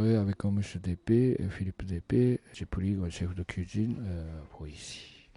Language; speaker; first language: French; non-native, fluent; Japanese